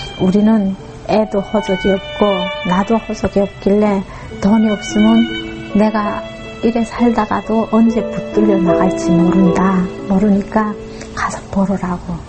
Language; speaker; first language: Korean; native; Korean